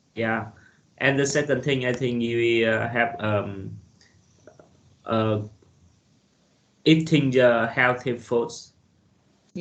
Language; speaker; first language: English; non-native, learner; Vietnamese